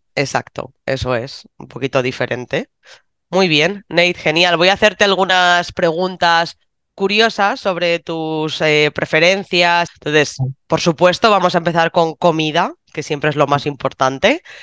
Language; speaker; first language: Spanish; native; Spanish